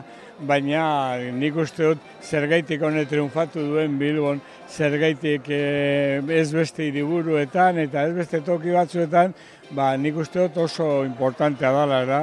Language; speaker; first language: Basque; native; Basque